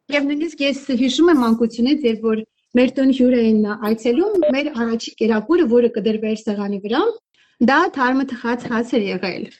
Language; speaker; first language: Armenian; native; Armenian